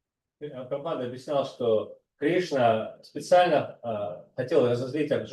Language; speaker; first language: Russian; native; Russian